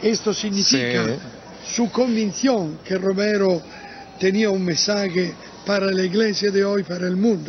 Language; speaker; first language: Spanish; non-native, fluent; Italian